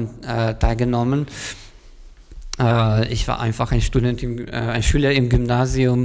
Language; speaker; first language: German; non-native, fluent; Hungarian